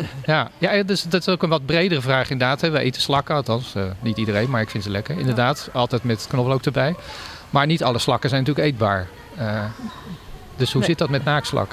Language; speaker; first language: Dutch; native; Dutch